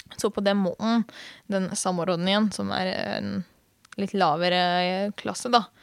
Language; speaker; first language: Norwegian; non-native, fluent; Hungarian